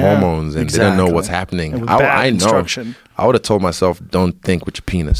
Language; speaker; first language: English; native; English